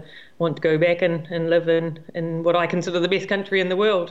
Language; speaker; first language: English; native; English